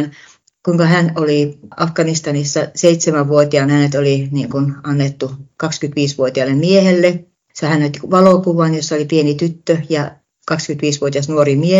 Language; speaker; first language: Finnish; native; Finnish